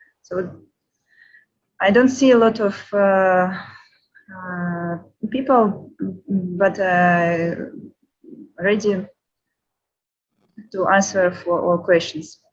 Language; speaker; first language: English; non-native, learner; Russian